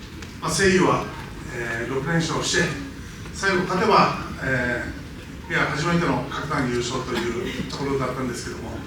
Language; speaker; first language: Japanese; native; Japanese